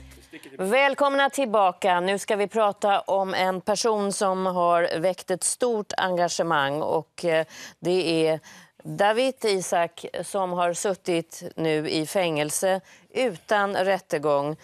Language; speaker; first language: Swedish; native; Swedish